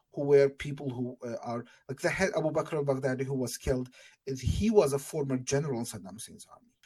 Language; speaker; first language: English; non-native, fluent; Arabic